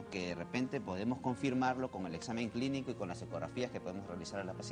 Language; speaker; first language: Spanish; native; Spanish